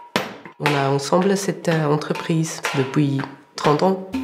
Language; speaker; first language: French; non-native, local second language; German